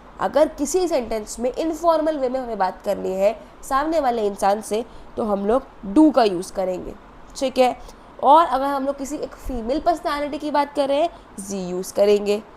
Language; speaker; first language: Hindi; native; Hindi